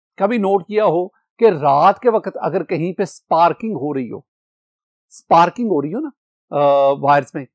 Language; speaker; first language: Urdu; non-native, local second language; Punjabi